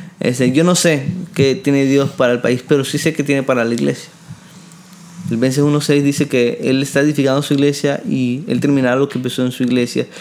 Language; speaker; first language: Spanish; native; Spanish